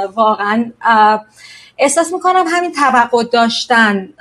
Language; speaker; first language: Persian; native; Persian